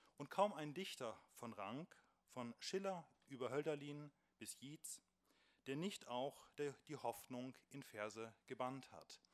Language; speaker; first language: German; native; German